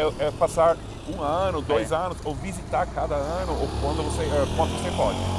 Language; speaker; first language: Portuguese; non-native, fluent; English